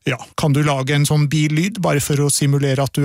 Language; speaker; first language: Norwegian; native; Norwegian